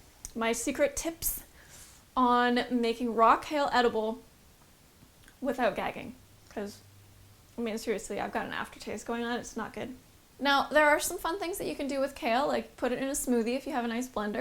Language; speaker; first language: English; native; English